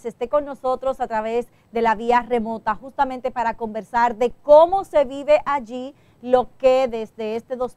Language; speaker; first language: Spanish; native; Spanish